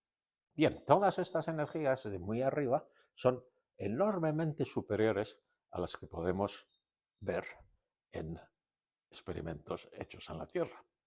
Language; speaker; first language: Spanish; native; Spanish